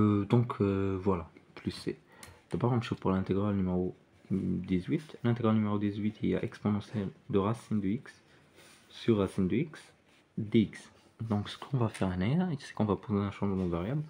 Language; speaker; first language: French; non-native, local second language; Arabic